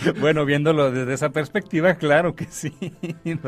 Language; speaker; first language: Spanish; native; Spanish